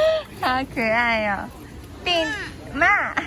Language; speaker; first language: Chinese; non-native, learner; Filipino